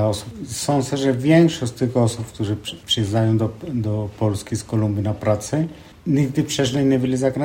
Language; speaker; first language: Polish; non-native, fluent; Spanish